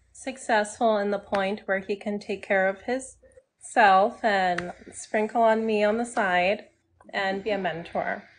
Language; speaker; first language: English; native; English